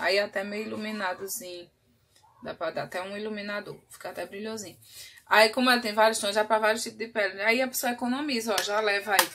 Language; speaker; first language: Portuguese; native; Portuguese